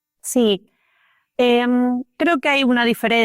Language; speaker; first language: Spanish; native; Spanish